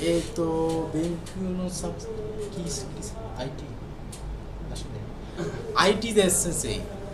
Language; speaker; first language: Japanese; non-native, fluent; Bangla